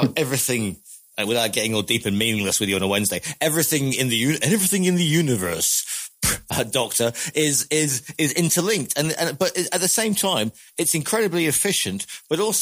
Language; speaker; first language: English; native; English